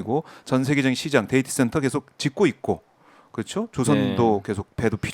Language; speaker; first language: Korean; native; Korean